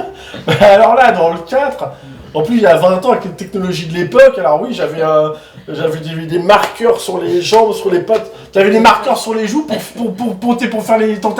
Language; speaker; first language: French; native; French